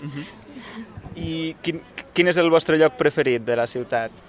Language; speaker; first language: Catalan; native; Catalan